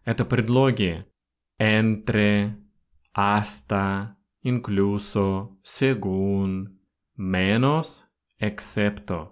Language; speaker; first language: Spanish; non-native, fluent; Russian